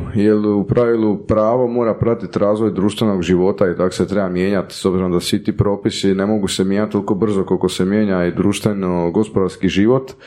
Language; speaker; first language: Croatian; native; Croatian